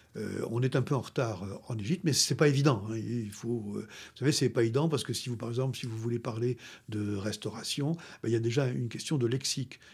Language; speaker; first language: French; native; French